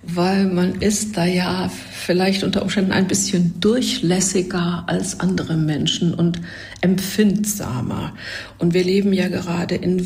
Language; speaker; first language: German; native; German